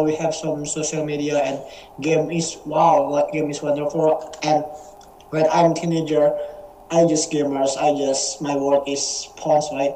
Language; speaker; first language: English; non-native, learner; Indonesian